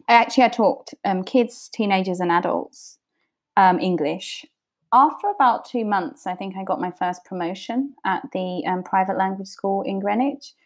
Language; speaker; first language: English; early bilingual, other home language; Bosnian